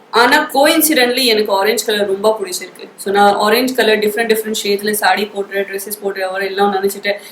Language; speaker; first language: Tamil; non-native, local second language; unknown